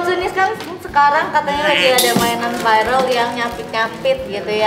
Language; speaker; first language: Indonesian; native; Indonesian